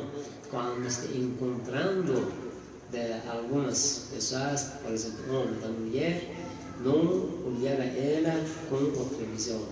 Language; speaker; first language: Portuguese; non-native, fluent; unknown